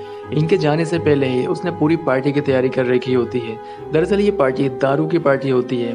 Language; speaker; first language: Hindi; native; Hindi